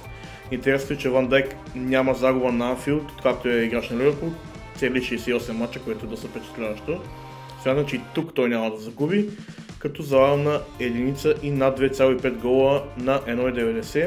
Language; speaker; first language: Bulgarian; native; Bulgarian